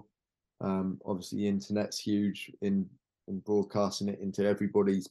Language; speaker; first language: English; native; English